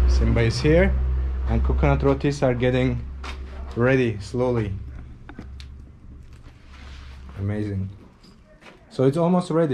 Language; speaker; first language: English; non-native, fluent; Azerbaijani